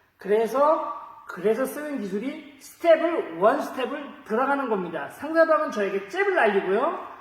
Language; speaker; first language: Korean; native; Korean